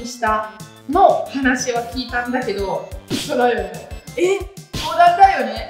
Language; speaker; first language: Japanese; non-native, fluent; Italian